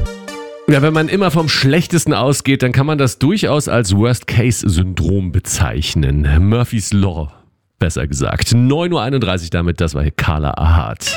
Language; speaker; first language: German; native; German